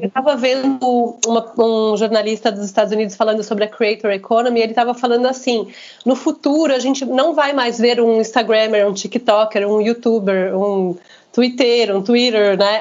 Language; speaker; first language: Portuguese; native; Portuguese